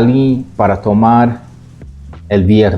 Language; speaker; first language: Spanish; non-native, fluent; English